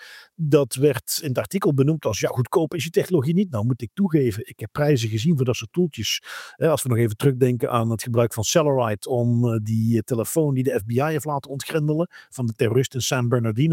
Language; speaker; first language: Dutch; native; Dutch